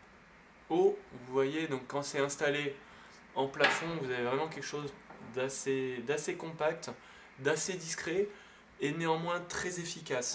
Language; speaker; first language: French; native; French